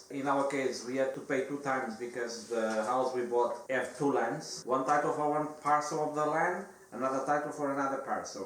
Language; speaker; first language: English; non-native, fluent; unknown